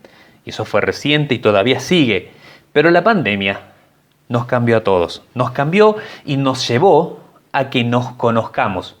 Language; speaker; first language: Spanish; native; Spanish